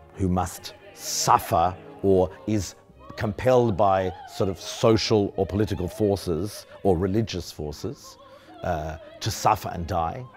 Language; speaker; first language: English; native; English